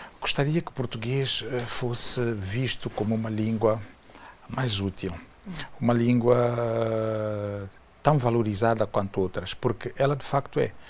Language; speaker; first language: Portuguese; native; Portuguese